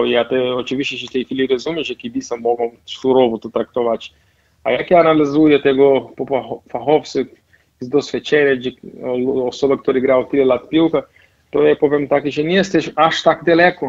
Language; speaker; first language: Polish; non-native, fluent; Portuguese